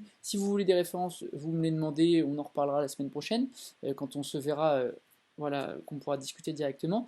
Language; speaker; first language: French; native; French